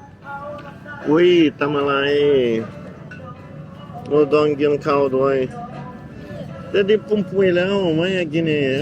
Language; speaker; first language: Thai; non-native, learner; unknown